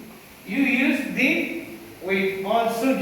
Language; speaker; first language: English; non-native, learner; Spanish